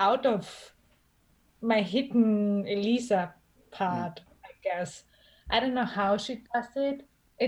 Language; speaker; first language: English; non-native, fluent; German